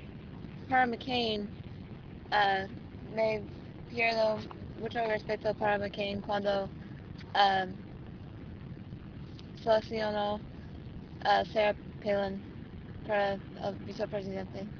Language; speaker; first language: Spanish; non-native, learner; English